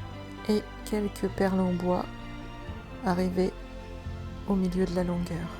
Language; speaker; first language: French; native; French